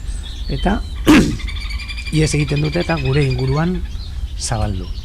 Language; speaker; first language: Basque; native; Basque